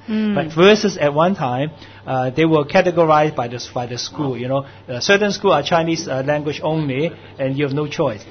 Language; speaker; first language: English; non-native, local second language; Cantonese